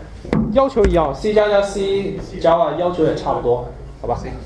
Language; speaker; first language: Chinese; native; Chinese